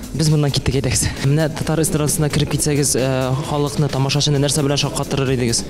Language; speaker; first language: Tatar; native; Tatar